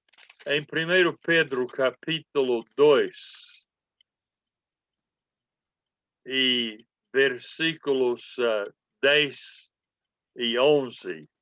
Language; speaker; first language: Portuguese; non-native, fluent; English